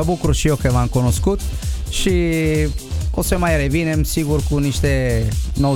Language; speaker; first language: Romanian; non-native, fluent; Italian